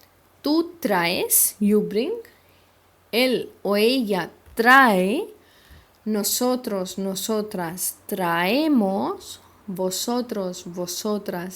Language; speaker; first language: Spanish; non-native, fluent; Hindi